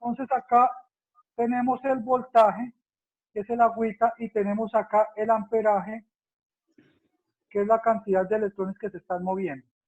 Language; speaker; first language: Spanish; native; Spanish